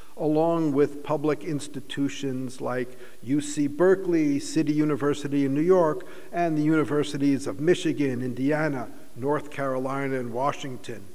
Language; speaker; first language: English; native; English